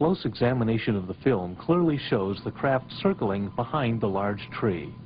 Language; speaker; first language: English; native; English